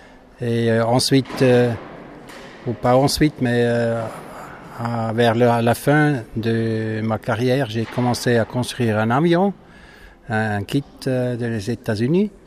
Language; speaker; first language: French; non-native, fluent; German